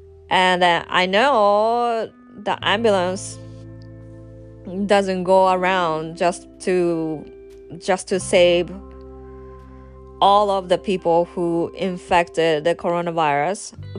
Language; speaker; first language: English; non-native, fluent; Japanese